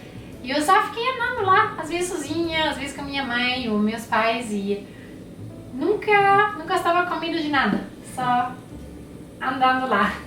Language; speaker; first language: Portuguese; non-native, fluent; German